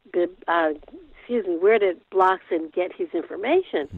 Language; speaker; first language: English; native; English